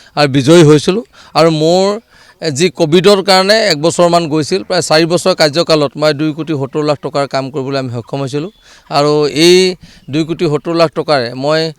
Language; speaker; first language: Assamese; native; Assamese